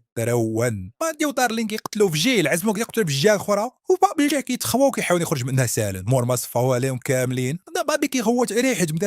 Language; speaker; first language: Arabic; native; Arabic